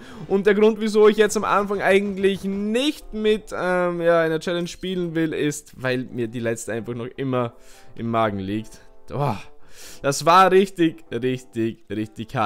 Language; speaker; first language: German; native; German